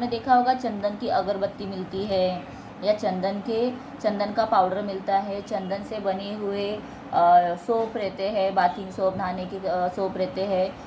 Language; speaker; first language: Hindi; non-native, local second language; Marathi